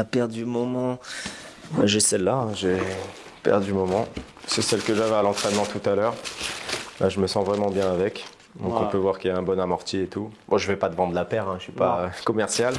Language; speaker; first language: French; native; French